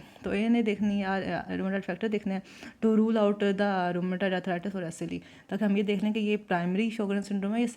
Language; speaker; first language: Hindi; native; Hindi